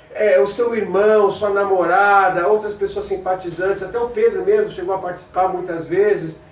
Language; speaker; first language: Portuguese; native; Portuguese